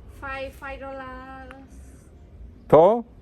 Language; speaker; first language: English; non-native, learner; Khmer